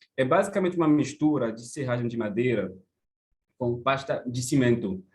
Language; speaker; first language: Portuguese; non-native, fluent; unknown